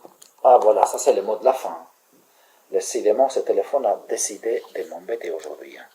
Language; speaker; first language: French; native; French